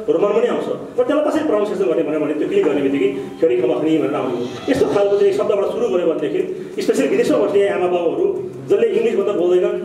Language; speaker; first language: Nepali; non-native, local second language; Sherpa